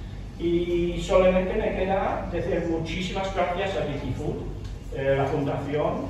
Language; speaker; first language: Spanish; non-native, fluent; English